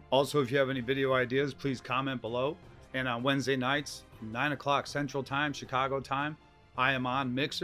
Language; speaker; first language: English; native; English